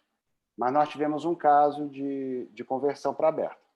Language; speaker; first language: Portuguese; native; Portuguese